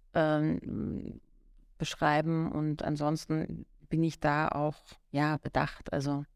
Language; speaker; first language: German; native; German